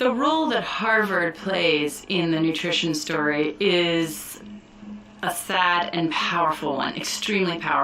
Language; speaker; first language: English; native; English